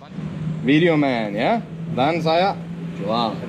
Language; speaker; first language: Indonesian; non-native, learner; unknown